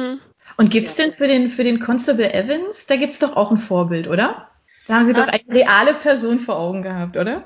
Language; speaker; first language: German; native; German